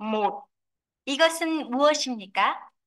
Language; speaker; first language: Korean; non-native, learner; Vietnamese